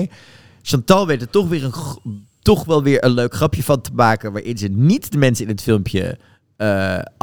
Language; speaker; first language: Dutch; native; Dutch